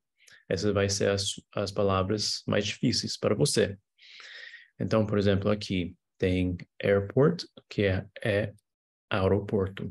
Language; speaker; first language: Portuguese; non-native, fluent; English